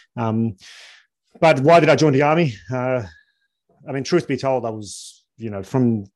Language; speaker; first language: English; early bilingual, other home language; Bosnian